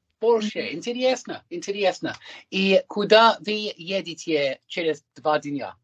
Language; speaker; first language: Russian; non-native, learner; English